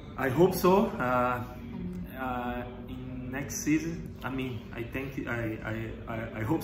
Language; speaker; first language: English; non-native, learner; Spanish